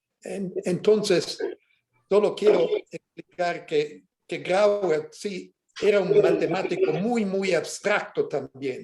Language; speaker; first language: Spanish; non-native, fluent; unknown